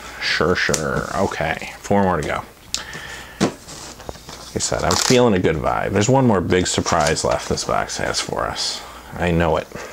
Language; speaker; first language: English; native; English